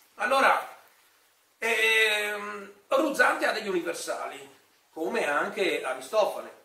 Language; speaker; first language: Italian; native; Italian